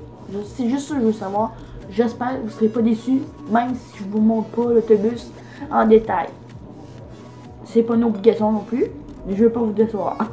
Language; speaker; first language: French; native; French